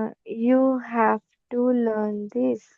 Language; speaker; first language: English; non-native, local second language; Punjabi